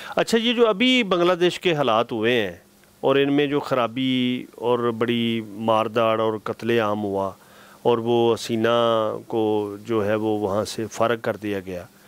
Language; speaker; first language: Urdu; non-native, local second language; Punjabi